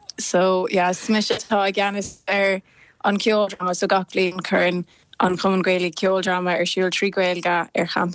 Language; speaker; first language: Irish; non-native, local second language; English